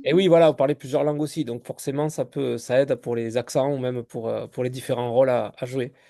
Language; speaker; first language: French; native; French